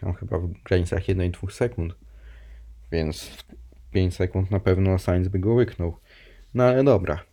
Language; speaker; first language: Polish; native; Polish